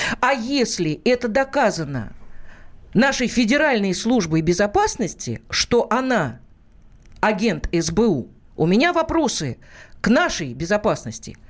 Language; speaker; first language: Russian; native; Russian